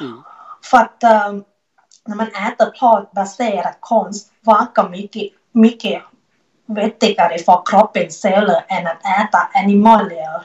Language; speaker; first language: Swedish; non-native, learner; Thai